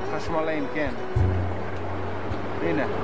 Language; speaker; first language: Hebrew; non-native, learner; Russian